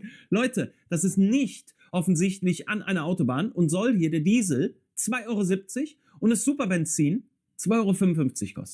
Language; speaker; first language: German; native; German